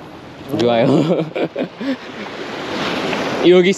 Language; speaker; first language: Korean; non-native, learner; Bangla